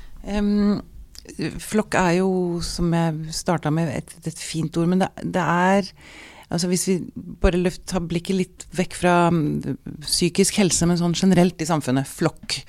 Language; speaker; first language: Norwegian; native; Norwegian